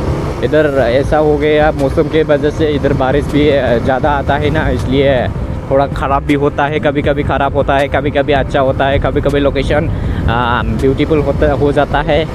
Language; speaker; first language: Hindi; non-native, learner; Bodo